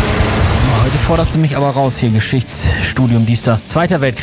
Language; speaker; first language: German; native; German